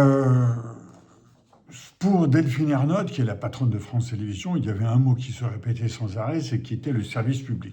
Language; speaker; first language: French; native; French